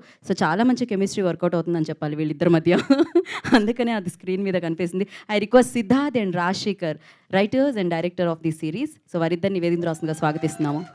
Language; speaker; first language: Telugu; native; Telugu